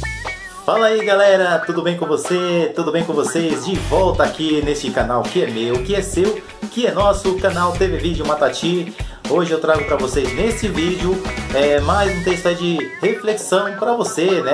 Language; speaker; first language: Portuguese; native; Portuguese